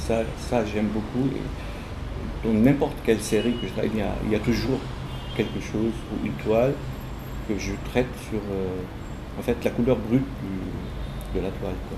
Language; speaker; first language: French; non-native, local second language; Arabic